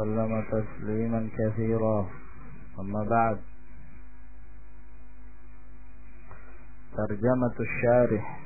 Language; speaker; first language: Arabic; non-native, fluent; Indonesian